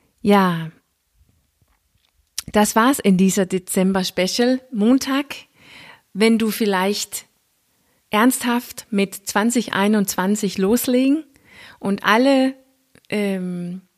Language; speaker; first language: German; non-native, fluent; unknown